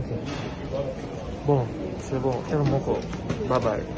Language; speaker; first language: French; non-native, local second language; Lingala